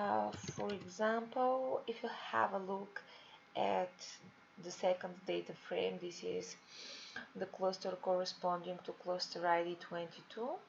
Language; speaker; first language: English; non-native, fluent; Bulgarian